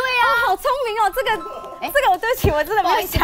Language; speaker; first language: Chinese; native; Chinese